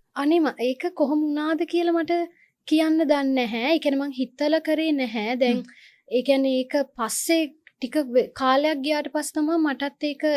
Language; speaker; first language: Sinhala; non-native, local second language; Tamil